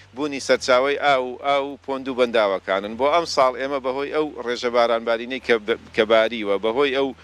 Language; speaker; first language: Central Kurdish; native; Central Kurdish